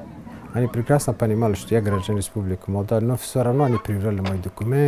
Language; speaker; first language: Russian; non-native, fluent; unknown